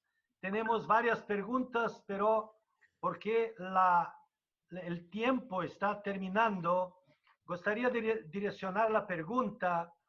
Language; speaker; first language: Spanish; non-native, fluent; Portuguese